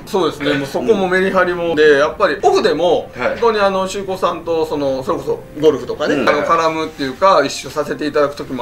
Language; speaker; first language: Japanese; native; Japanese